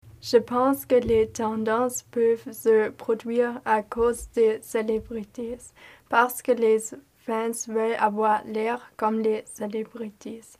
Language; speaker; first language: French; non-native, learner; German